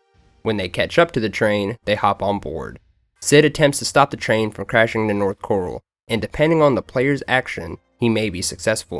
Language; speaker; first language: English; native; English